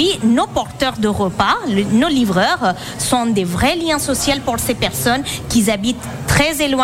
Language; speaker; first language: French; non-native, fluent; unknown